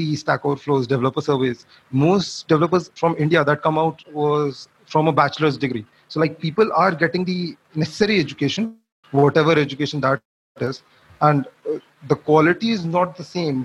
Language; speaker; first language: English; non-native, local second language; Hindi